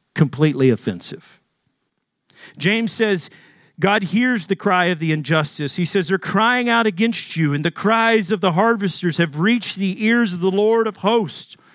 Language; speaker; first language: English; native; English